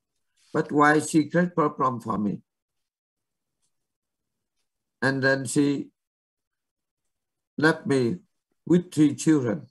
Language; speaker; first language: English; non-native, learner; Vietnamese